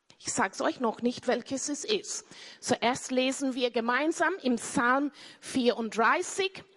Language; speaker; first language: German; non-native, fluent; English